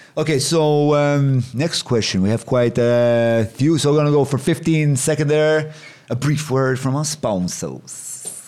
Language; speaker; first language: English; non-native, local second language; Maltese